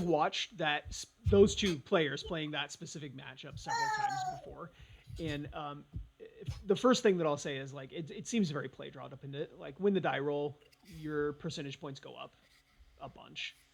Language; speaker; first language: English; native; English